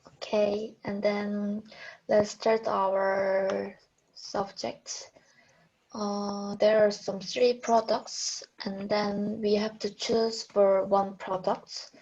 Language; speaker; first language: English; non-native, learner; Korean